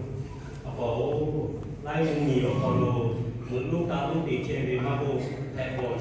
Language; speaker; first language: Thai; non-native, local second language; Lahu